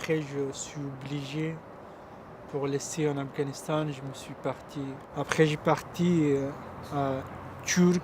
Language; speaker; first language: French; non-native, learner; Pashto